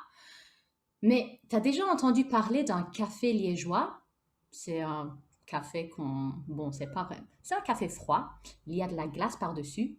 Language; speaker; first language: French; native; French